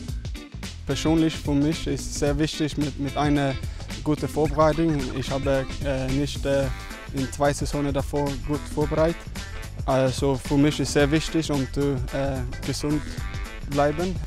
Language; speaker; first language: Dutch; non-native, learner; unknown